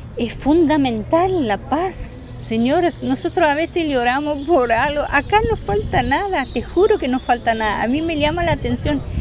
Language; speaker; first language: Spanish; non-native, fluent; Arabic